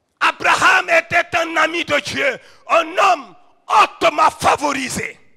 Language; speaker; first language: French; non-native, local second language; Wolof